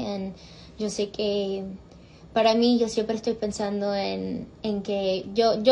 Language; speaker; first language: Spanish; early bilingual, other home language; English